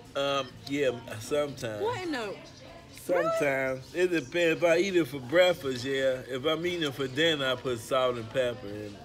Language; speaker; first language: English; native; English